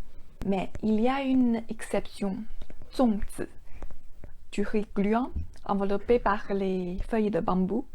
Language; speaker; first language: French; non-native, fluent; Chinese